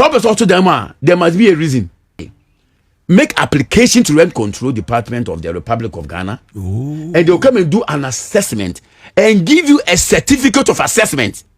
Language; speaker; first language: English; non-native, local second language; Akan